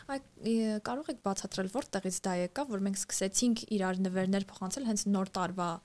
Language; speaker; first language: Armenian; native; Armenian